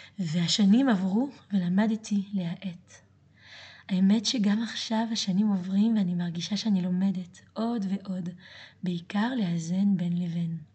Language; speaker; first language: Hebrew; early bilingual, other home language; French